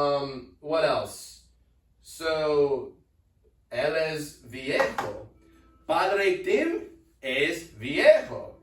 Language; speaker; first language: Spanish; non-native, learner; English